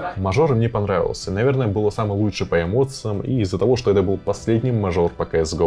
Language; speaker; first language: Russian; native; Russian